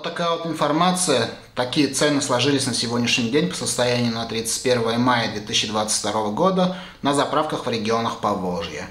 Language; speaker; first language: Russian; native; Russian